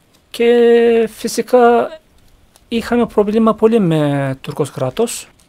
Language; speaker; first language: Greek; non-native, learner; Turkish